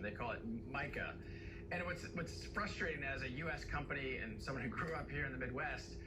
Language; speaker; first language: English; native; English